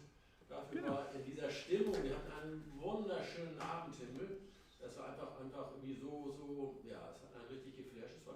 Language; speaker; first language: German; native; German